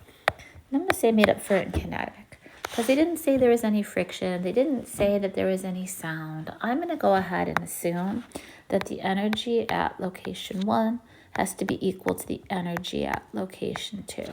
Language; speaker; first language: English; native; English